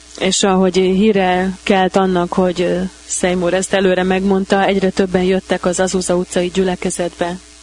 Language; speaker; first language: Hungarian; native; Hungarian